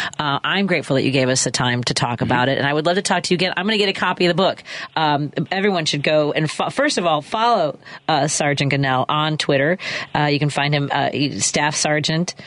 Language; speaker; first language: English; native; English